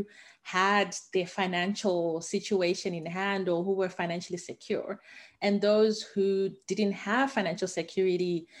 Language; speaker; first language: English; non-native, local second language; Shona